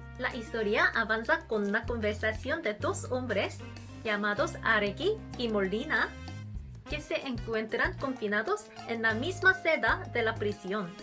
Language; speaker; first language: Spanish; non-native, learner; Korean